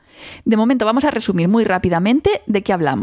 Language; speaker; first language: Spanish; native; Spanish